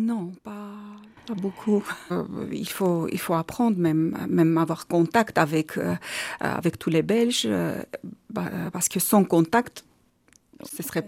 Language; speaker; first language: French; non-native, learner; Armenian